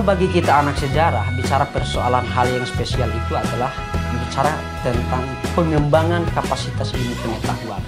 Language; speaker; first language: Indonesian; non-native, local second language; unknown